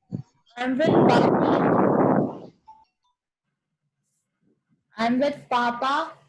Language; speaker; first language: English; non-native, local second language; Urdu